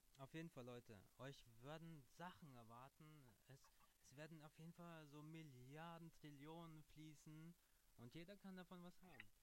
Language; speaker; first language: German; early bilingual, other home language; Russian